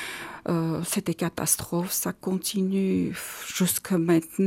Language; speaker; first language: French; non-native, learner; Armenian